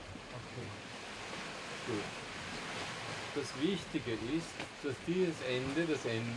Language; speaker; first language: German; native; German